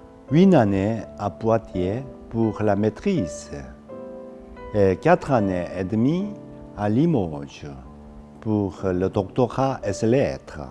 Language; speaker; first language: French; non-native, fluent; Korean